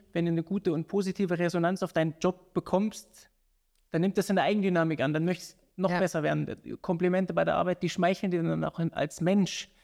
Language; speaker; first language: German; native; German